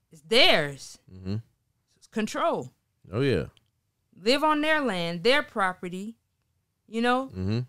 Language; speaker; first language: English; native; English